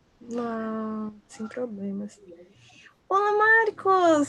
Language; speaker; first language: Portuguese; non-native, learner; Spanish